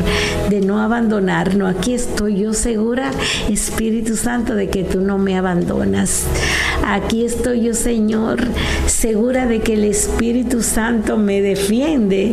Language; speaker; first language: Spanish; native; Spanish